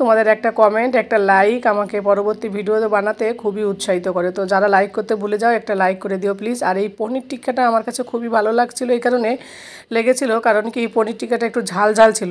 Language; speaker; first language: Bangla; native; Bangla